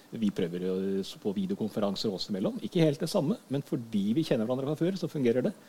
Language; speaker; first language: Norwegian; native; Norwegian